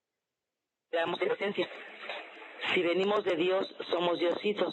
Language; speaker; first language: Spanish; native; Spanish